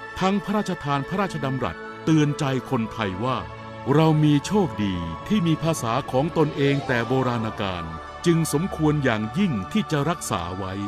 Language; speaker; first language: Thai; native; Thai